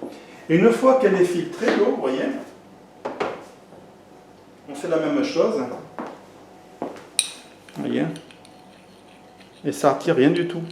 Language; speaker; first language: French; native; French